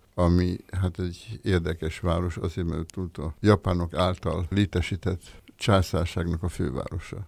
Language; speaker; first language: Hungarian; native; Hungarian